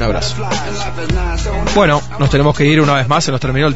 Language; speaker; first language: Spanish; native; Spanish